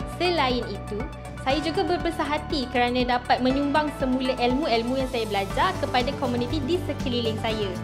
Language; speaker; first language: Malay; native; Malay